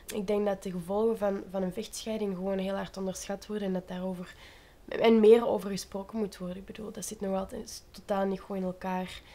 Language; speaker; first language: Dutch; native; Dutch